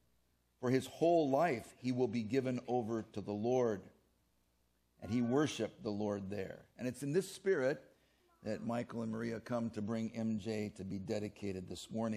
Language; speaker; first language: English; native; English